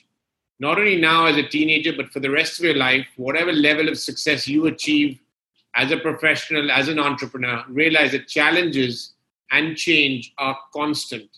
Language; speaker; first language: English; native; English